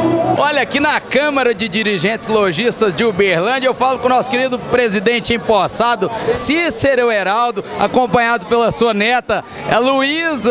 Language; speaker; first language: Portuguese; native; Portuguese